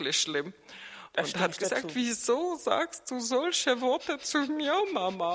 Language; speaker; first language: German; non-native, fluent; Czech